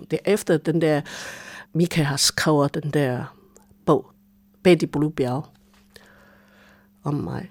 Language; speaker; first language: Danish; non-native, fluent; Chinese